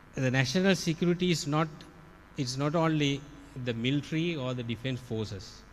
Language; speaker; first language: English; non-native, local second language; Sinhala